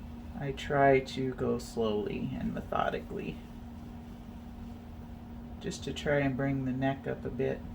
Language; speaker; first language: English; native; English